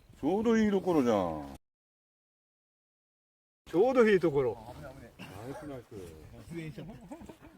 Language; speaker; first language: Japanese; non-native, fluent; Korean